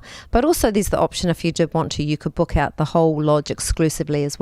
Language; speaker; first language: English; native; English